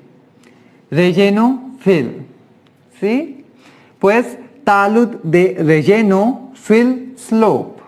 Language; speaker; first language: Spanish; non-native, learner; Hindi